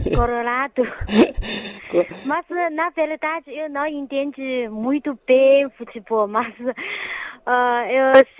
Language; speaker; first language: Portuguese; non-native, fluent; Chinese